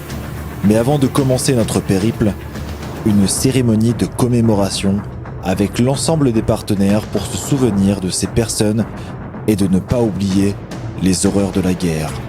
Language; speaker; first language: French; native; French